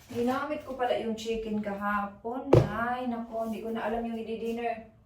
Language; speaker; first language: Filipino; non-native, local second language; Cebuano